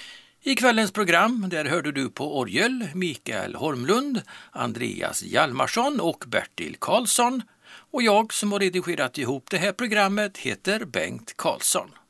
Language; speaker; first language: Swedish; native; Swedish